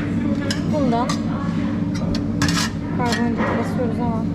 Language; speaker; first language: Turkish; native; Turkish